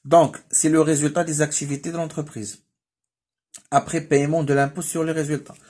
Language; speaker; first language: French; non-native, local second language; Arabic